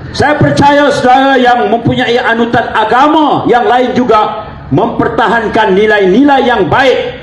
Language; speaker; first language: Malay; native; Malay